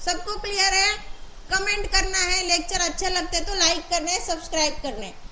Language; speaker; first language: Hindi; non-native, local second language; Marathi